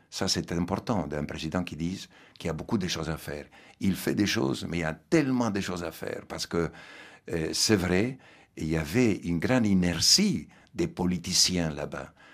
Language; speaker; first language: French; non-native, fluent; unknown